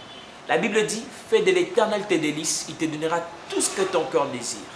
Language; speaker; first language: French; non-native, local second language; Lingala